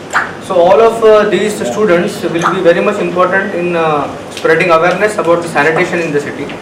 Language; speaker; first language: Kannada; non-native, fluent; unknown